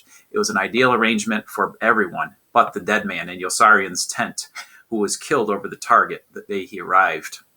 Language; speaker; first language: English; native; English